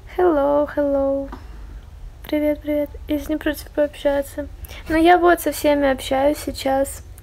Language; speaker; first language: Russian; native; Russian